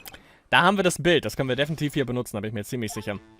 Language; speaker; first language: German; native; German